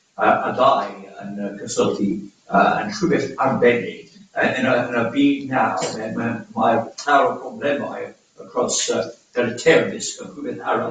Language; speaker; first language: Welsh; non-native, learner; English